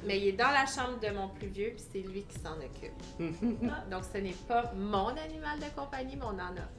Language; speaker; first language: French; native; French